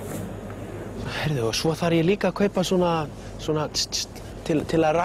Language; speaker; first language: Icelandic; non-native, learner; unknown